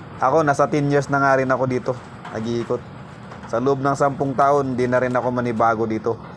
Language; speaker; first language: Filipino; non-native, local second language; Cebuano